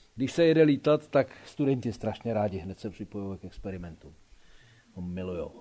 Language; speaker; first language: Czech; native; Czech